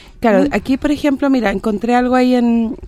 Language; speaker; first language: Spanish; native; Spanish